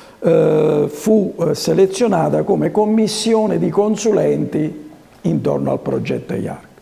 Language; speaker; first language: Italian; native; Italian